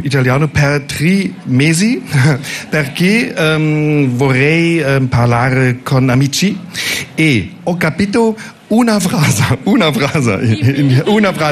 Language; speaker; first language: Italian; non-native, learner; German